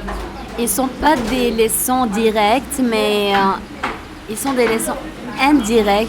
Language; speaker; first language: French; non-native, local second language; Arabic